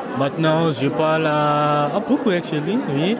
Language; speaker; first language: French; non-native, learner; English